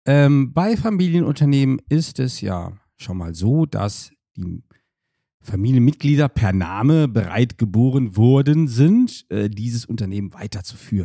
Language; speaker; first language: German; native; German